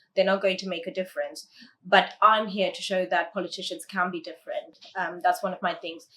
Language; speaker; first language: English; early bilingual, other home language; Tamil